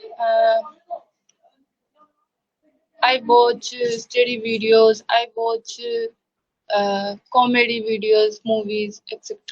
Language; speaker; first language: English; non-native, learner; Hindi